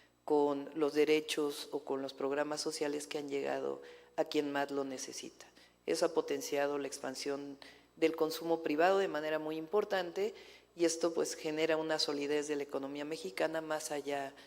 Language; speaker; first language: Spanish; native; Spanish